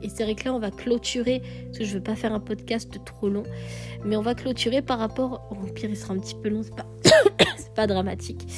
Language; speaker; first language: French; native; French